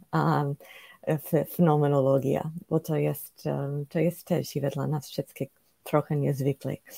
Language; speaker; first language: Polish; non-native, fluent; English